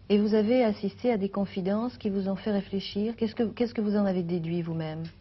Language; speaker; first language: French; native; French